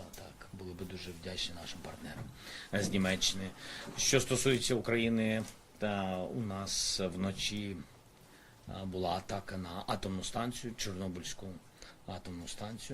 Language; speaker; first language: Ukrainian; non-native, local second language; Russian